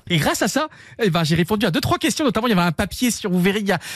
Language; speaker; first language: French; native; French